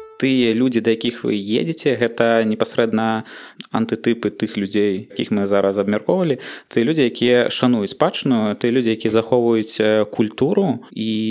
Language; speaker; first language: Belarusian; non-native, local second language; Russian